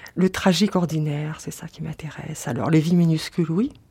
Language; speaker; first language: French; native; French